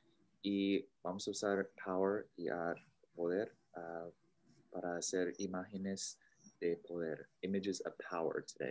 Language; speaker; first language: Spanish; non-native, fluent; English